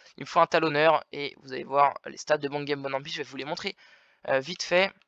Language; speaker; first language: French; native; French